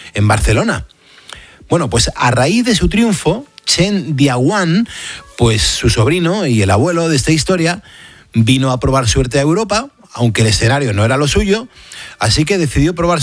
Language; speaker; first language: Spanish; native; Spanish